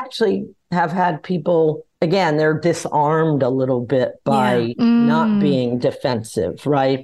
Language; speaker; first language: English; native; English